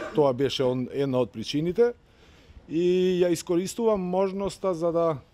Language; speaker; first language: Macedonian; non-native, local second language; Albanian